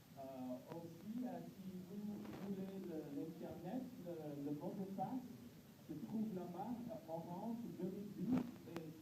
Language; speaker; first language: French; non-native, learner; English